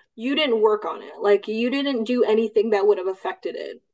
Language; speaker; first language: English; early bilingual, other home language; Cantonese